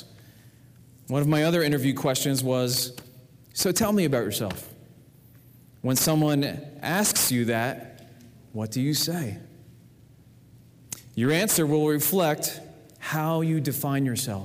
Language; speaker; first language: English; native; English